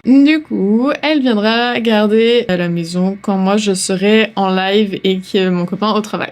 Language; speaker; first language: French; native; French